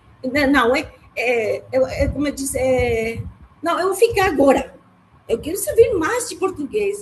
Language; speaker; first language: Portuguese; non-native, learner; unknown